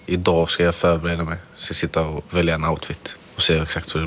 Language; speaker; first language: Swedish; non-native, fluent; Arabic